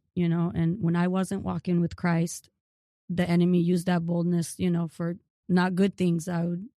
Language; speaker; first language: English; early bilingual, other home language; Ukrainian